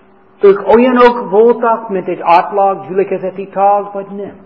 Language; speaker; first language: Hungarian; non-native, fluent; English